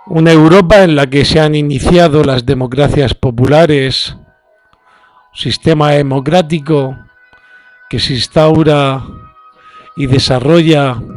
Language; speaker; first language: Spanish; native; Spanish